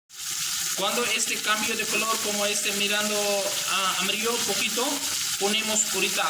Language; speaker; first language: Spanish; non-native, learner; Urdu